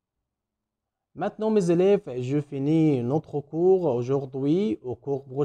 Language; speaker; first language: French; non-native, fluent; Arabic